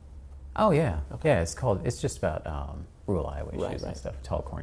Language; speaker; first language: English; native; English